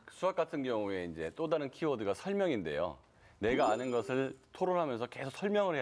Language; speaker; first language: Korean; native; Korean